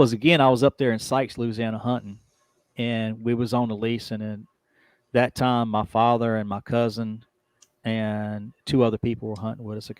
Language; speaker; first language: English; native; English